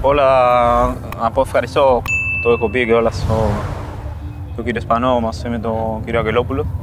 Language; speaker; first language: Greek; non-native, fluent; Spanish